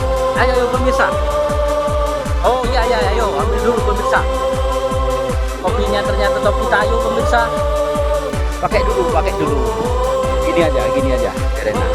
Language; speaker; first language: Indonesian; native; Indonesian